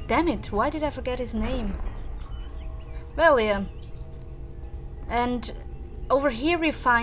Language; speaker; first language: English; non-native, fluent; German